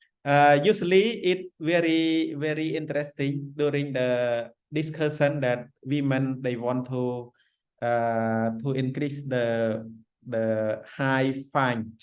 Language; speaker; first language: English; non-native, fluent; Khmer